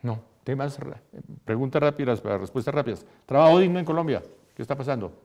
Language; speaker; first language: Spanish; native; Spanish